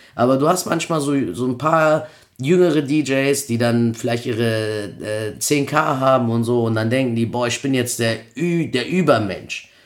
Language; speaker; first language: German; early bilingual, other home language; Spanish